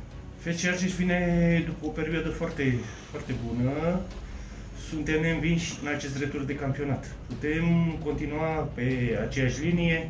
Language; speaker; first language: Romanian; native; Romanian